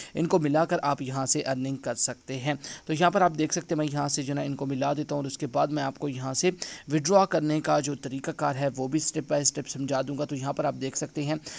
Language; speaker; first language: Urdu; non-native, local second language; Saraiki